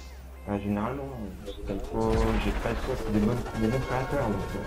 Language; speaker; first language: French; native; French